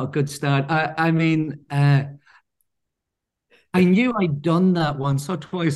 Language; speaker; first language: English; native; English